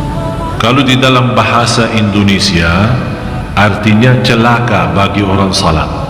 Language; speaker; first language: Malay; non-native, fluent; Arabic